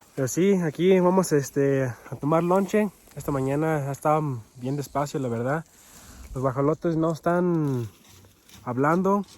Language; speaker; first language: Spanish; early bilingual, other home language; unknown